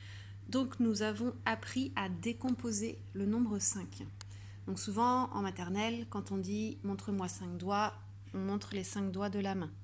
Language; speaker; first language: French; native; French